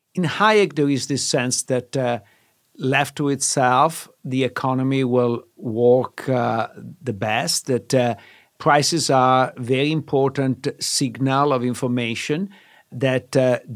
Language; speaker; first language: English; non-native, fluent; Italian